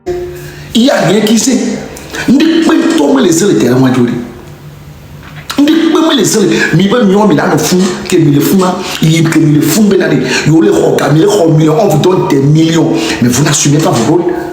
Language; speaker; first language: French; non-native, local second language; Ewe